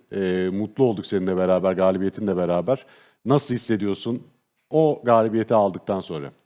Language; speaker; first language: Turkish; native; Turkish